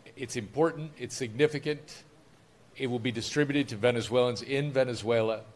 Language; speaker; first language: English; native; English